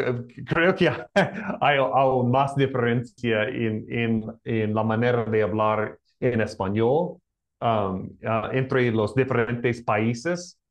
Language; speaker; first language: Spanish; non-native, learner; English